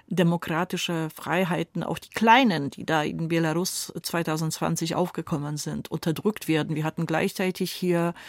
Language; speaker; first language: German; non-native, fluent; Polish